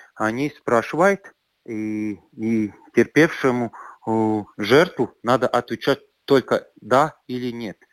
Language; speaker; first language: Russian; non-native, local second language; Latvian